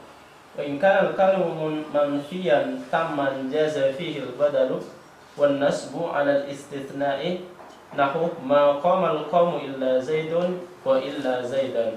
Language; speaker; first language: Arabic; non-native, learner; Indonesian